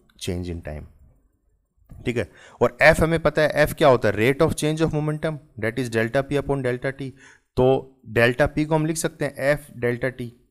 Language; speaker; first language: Hindi; native; Hindi